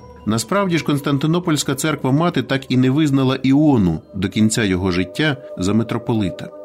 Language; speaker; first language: Ukrainian; native; Ukrainian